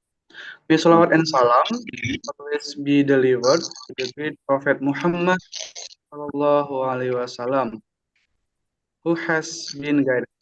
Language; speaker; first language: English; non-native, learner; Indonesian